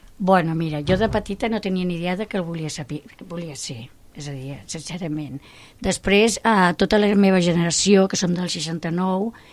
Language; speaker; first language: Catalan; native; Catalan